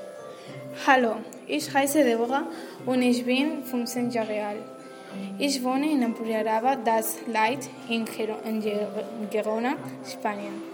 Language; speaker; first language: German; non-native, learner; Spanish